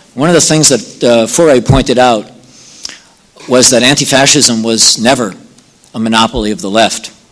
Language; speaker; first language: English; native; English